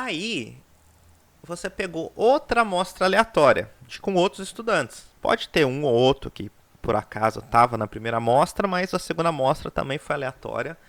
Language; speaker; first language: Portuguese; native; Portuguese